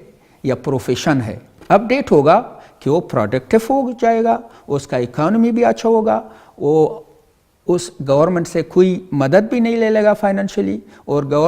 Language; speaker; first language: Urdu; non-native, learner; Pashto